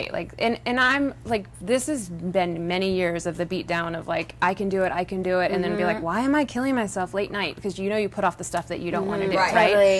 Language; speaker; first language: English; native; English